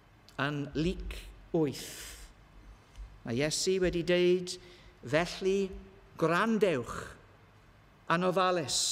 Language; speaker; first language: Welsh; non-native, learner; English